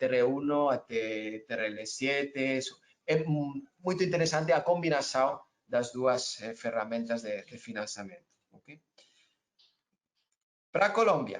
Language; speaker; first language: Portuguese; non-native, learner; Spanish